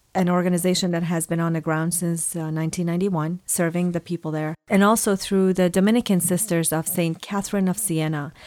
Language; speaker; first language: English; non-native, fluent; Persian